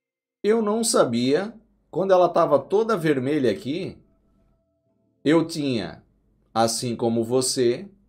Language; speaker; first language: Portuguese; native; Portuguese